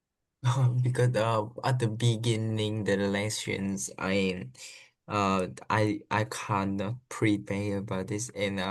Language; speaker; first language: English; non-native, learner; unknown